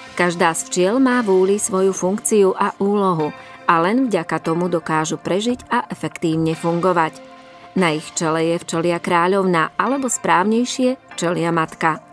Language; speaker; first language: Slovak; native; Slovak